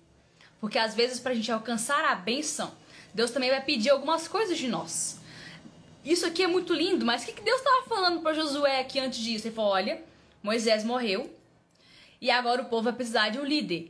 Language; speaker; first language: Portuguese; native; Portuguese